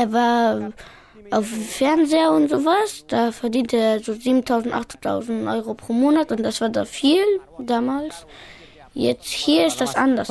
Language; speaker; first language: German; early bilingual, other home language; Pashto